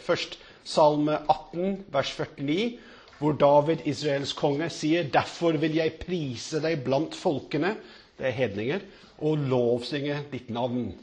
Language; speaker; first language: Norwegian; non-native, fluent; English